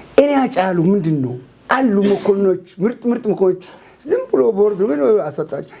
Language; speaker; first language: Amharic; non-native, local second language; Oromo